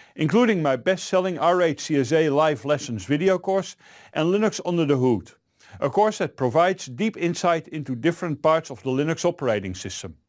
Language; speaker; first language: English; non-native, fluent; Dutch